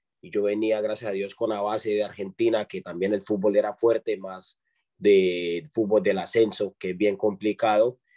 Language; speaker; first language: Spanish; native; Spanish